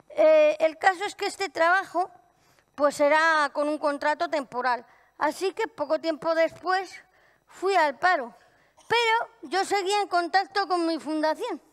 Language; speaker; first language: Spanish; native; Spanish